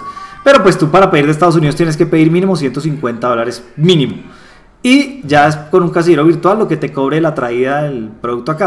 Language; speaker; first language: Spanish; native; Spanish